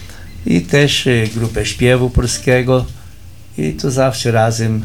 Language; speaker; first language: Polish; early bilingual, heritage; Polish